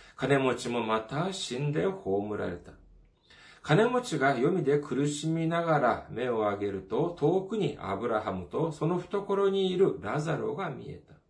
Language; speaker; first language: Japanese; non-native, fluent; Korean